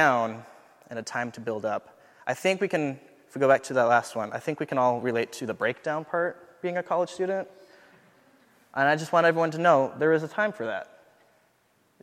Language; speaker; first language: English; native; English